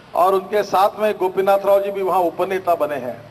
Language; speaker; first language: Hindi; non-native, local second language; Marathi